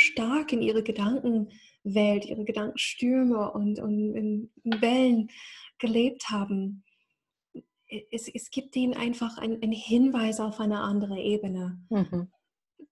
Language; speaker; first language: German; non-native, fluent; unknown